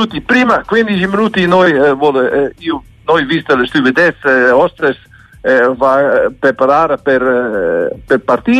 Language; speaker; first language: Italian; non-native, learner; Dutch